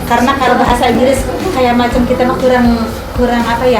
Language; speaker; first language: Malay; non-native, local second language; Sundanese